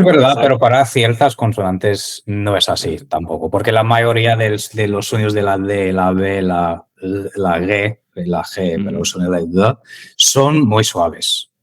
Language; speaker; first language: Spanish; non-native, fluent; English